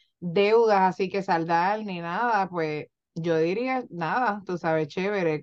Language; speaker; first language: Spanish; native; Spanish